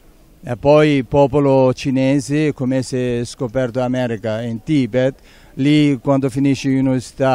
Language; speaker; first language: Italian; non-native, learner; Tibetan